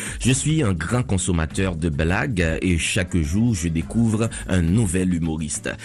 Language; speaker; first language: French; non-native, local second language; Haitian Creole